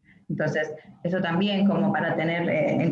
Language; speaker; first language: Spanish; native; Spanish